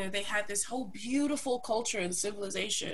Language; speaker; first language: English; native; English